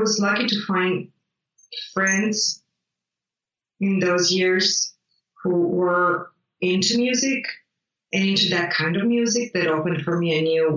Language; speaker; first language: English; non-native, fluent; Italian